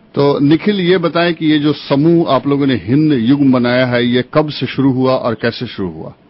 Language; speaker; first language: Hindi; native; Hindi